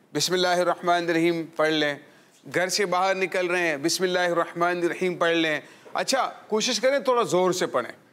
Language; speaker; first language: Urdu; native; Urdu